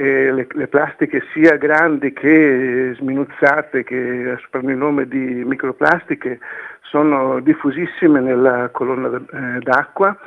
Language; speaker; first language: Italian; native; Italian